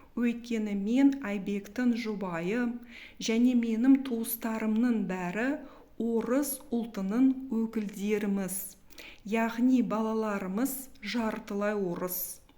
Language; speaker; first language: Kazakh; non-native, local second language; Russian